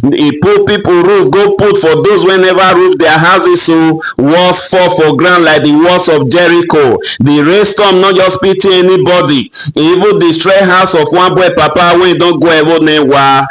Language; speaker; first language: Nigerian Pidgin; non-native, local second language; Esan